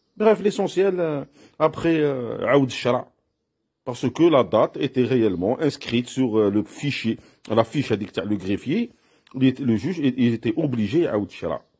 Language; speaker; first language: French; non-native, local second language; Arabic